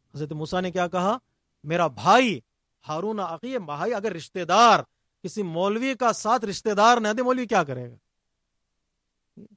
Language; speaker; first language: Urdu; native; Urdu